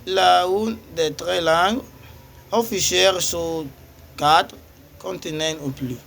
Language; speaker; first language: French; non-native, learner; Spanish